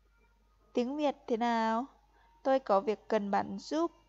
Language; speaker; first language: Vietnamese; non-native, fluent; Lao